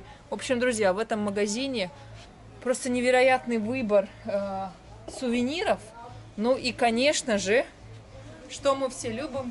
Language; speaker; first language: Russian; native; Russian